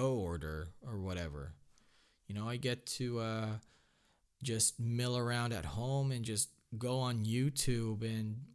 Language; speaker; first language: English; non-native, local second language; Filipino